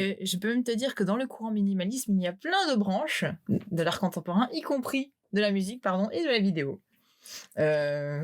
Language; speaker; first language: French; native; French